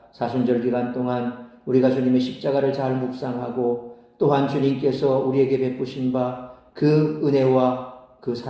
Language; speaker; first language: Korean; native; Korean